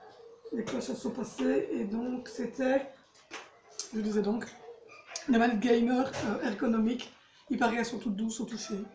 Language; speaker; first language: French; native; French